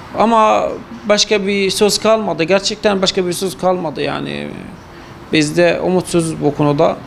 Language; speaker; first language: Turkish; non-native, fluent; Arabic